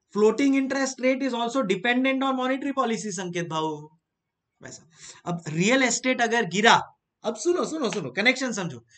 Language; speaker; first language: Hindi; native; Hindi